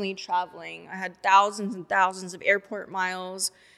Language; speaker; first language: English; native; English